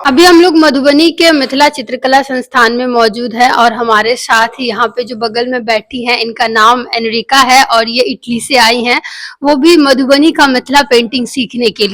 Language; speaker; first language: Hindi; native; Hindi